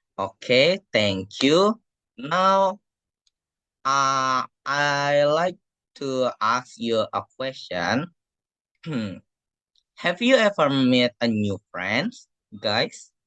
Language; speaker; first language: English; non-native, fluent; Indonesian